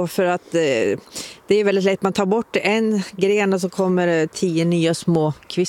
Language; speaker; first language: Swedish; native; Swedish